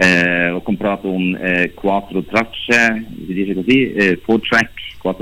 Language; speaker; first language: Italian; non-native, learner; Norwegian